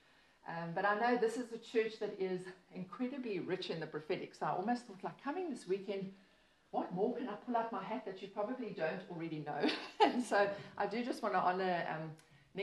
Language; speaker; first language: English; native; English